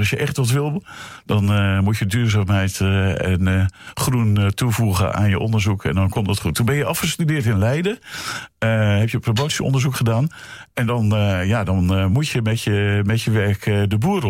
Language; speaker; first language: Dutch; native; Dutch